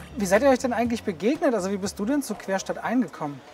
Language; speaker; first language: German; native; German